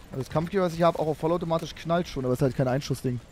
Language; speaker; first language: German; native; German